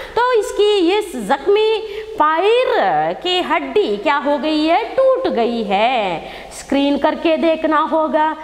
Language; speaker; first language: Hindi; non-native, local second language; Kannada